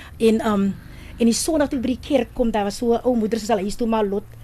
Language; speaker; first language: Afrikaans; native; Afrikaans